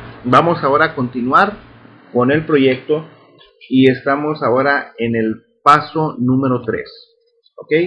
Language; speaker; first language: Spanish; native; Spanish